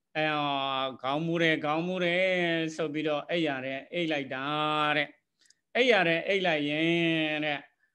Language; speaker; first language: Burmese; native; Burmese